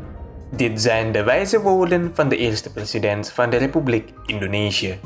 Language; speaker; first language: Dutch; non-native, fluent; Indonesian